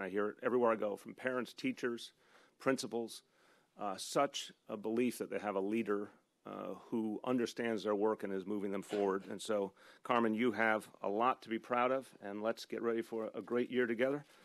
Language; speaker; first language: English; native; English